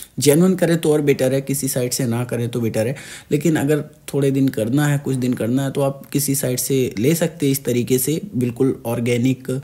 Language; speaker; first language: Hindi; native; Hindi